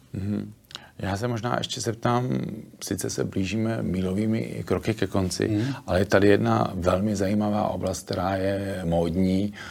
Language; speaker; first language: Czech; native; Czech